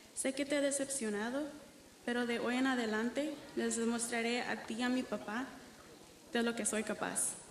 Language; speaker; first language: Spanish; early bilingual, other home language; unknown